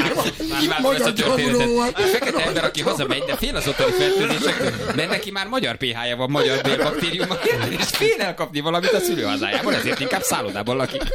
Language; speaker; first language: Hungarian; native; Hungarian